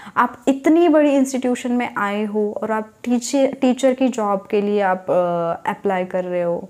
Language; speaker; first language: Hindi; non-native, local second language; Marathi